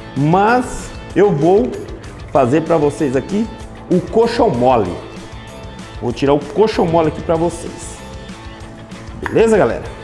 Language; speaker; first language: Portuguese; native; Portuguese